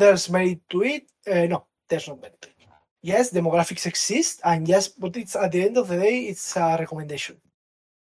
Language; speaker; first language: English; non-native, fluent; Catalan